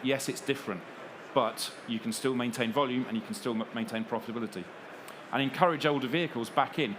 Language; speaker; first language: English; native; English